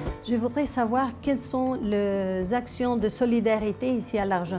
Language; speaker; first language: French; non-native, learner; Spanish